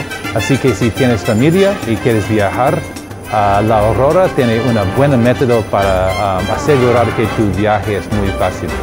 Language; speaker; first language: Spanish; non-native, learner; English